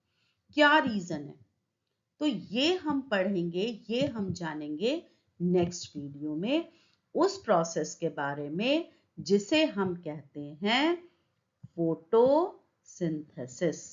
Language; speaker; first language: Hindi; native; Hindi